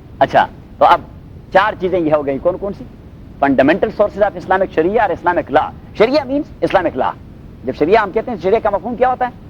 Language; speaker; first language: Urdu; non-native, local second language; Pashto